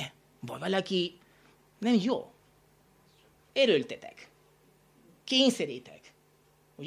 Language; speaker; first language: Hungarian; non-native, learner; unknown